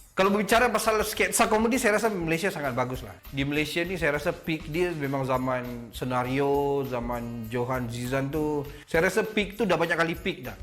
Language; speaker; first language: Malay; native; Malay